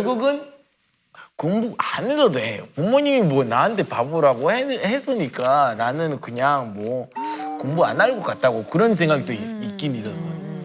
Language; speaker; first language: Korean; non-native, fluent; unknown